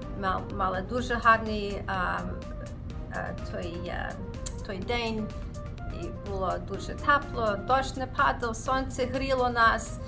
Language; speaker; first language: Ukrainian; early bilingual, heritage; Ukrainian